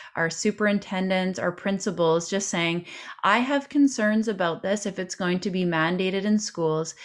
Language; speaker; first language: English; native; English